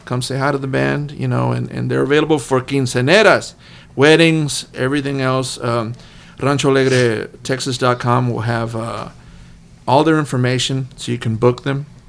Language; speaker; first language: English; early bilingual, other home language; Spanish